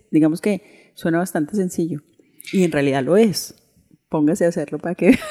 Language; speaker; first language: Spanish; native; Spanish